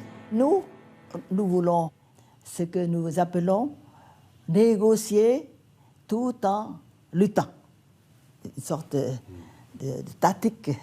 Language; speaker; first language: French; non-native, fluent; Vietnamese